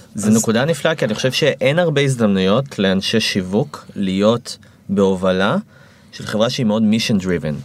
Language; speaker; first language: Hebrew; native; Hebrew